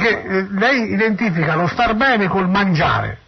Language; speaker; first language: Italian; native; Italian